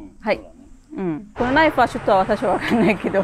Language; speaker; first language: Japanese; non-native, learner; Arabic